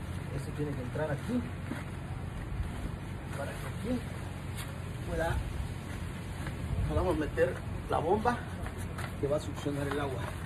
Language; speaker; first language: Spanish; native; Spanish